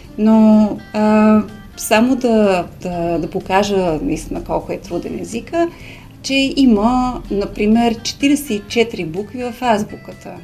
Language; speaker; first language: Bulgarian; early bilingual, heritage; Hungarian